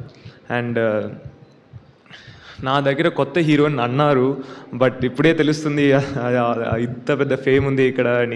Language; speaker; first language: Telugu; non-native, learner; Tamil